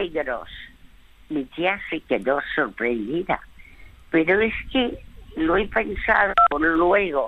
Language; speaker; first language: Spanish; early bilingual, other home language; French